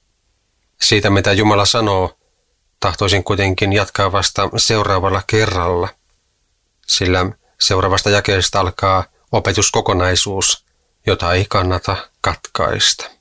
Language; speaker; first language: Finnish; native; Finnish